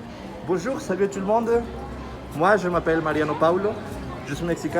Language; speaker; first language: French; non-native, fluent; Spanish